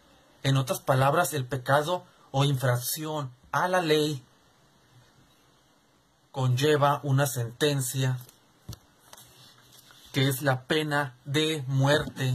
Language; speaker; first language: Spanish; native; Spanish